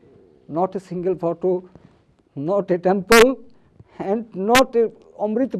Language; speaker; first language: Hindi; non-native, learner; Bangla